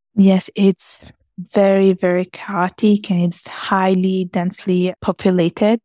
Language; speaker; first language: English; early bilingual, heritage; Italian